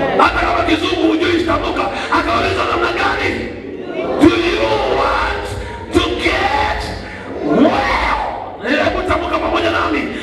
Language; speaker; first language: Swahili; non-native, local second language; Kamba